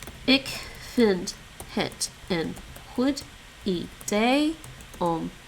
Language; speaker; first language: Dutch; non-native, learner; English